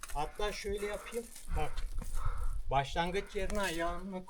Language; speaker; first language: Turkish; native; Turkish